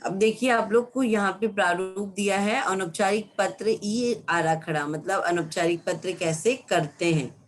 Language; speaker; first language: Hindi; non-native, local second language; Marathi